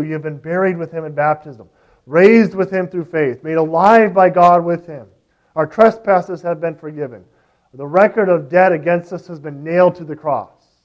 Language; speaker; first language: English; native; English